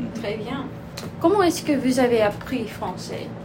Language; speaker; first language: French; non-native, learner; English